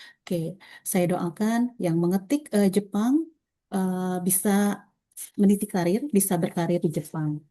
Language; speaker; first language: Indonesian; native; Indonesian